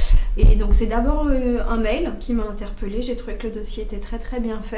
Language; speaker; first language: French; native; French